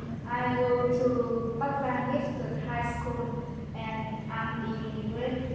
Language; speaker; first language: English; non-native, learner; Vietnamese